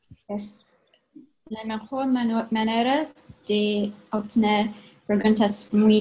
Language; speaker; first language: Spanish; non-native, fluent; English